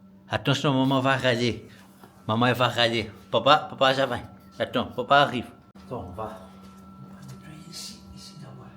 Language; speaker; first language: French; non-native, fluent; Portuguese